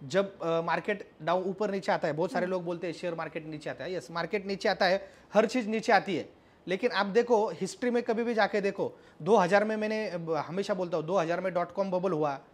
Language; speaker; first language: Hindi; non-native, local second language; Marathi